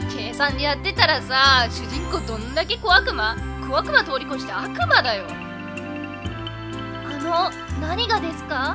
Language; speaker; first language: Japanese; native; Japanese